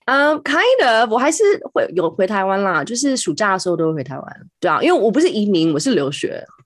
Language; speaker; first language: Chinese; native; Chinese